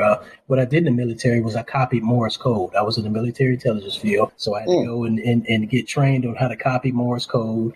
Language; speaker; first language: English; native; English